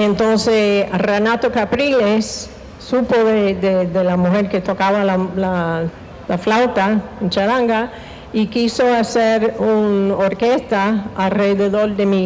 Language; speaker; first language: Spanish; non-native, fluent; English